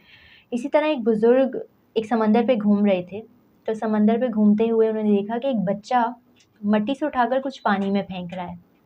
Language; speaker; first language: Urdu; native; Urdu